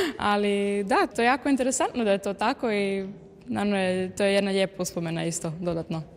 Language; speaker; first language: Croatian; early bilingual, heritage; Croatian